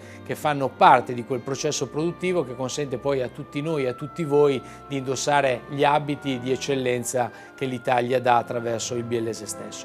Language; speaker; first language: Italian; native; Italian